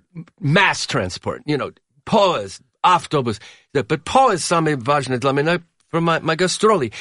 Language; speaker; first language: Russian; non-native, learner; English